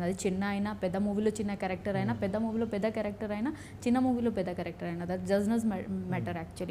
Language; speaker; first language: Telugu; non-native, learner; Odia